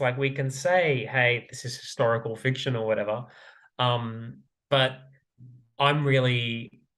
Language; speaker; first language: English; native; English